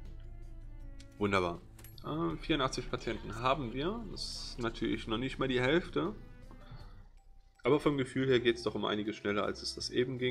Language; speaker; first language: German; native; German